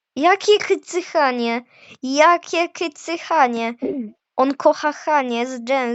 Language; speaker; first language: Polish; native; Polish